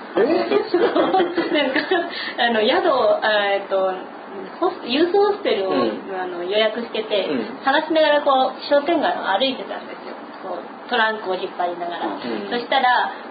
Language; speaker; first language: Japanese; native; Japanese